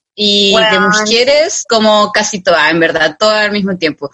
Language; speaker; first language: Spanish; native; Spanish